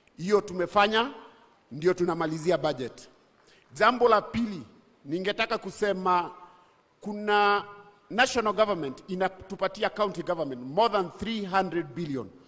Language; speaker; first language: Swahili; non-native, local second language; Kikuyu